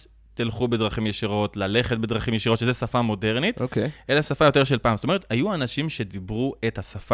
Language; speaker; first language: Hebrew; native; Hebrew